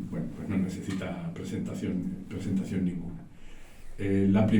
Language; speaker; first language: Spanish; native; Spanish